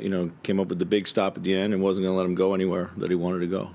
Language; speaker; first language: English; native; English